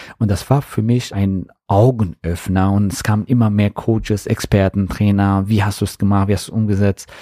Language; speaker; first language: German; non-native, fluent; Persian